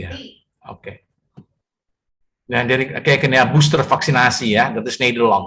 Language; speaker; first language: Dutch; non-native, fluent; Indonesian